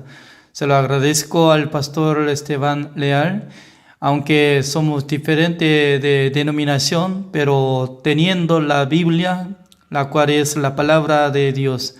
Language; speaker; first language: Spanish; non-native, learner; Korean